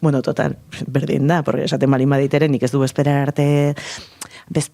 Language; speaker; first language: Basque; native; Basque